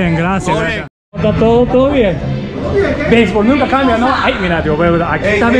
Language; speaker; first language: Spanish; non-native, learner; Japanese